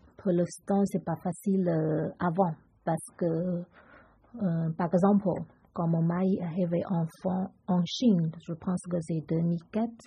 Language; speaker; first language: French; non-native, learner; Chinese